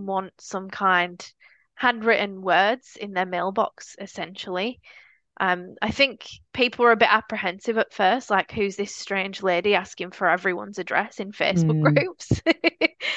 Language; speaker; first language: English; native; English